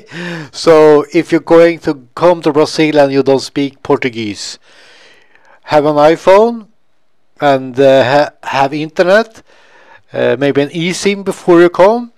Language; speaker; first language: English; non-native, fluent; Swedish